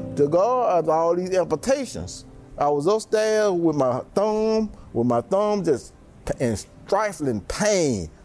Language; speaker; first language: English; native; English